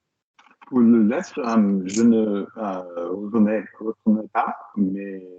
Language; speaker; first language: French; non-native, learner; English